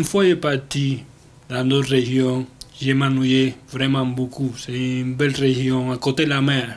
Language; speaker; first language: French; non-native, learner; Spanish